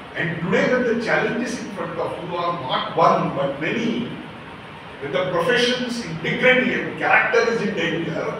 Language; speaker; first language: English; non-native, local second language; Marathi